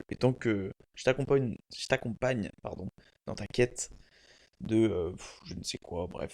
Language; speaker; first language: French; native; French